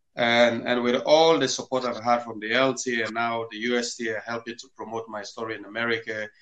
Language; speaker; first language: English; non-native, local second language; Krio